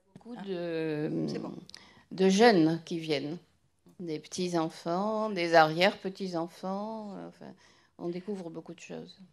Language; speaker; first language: French; native; French